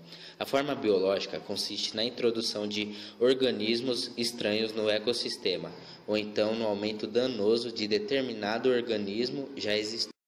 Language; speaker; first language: Portuguese; native; Portuguese